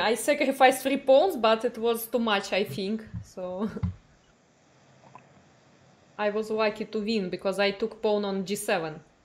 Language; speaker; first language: English; non-native, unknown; Russian